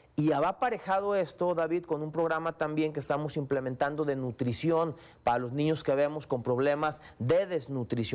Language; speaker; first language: Spanish; native; Spanish